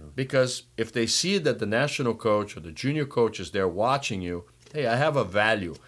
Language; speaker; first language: English; non-native, fluent; Portuguese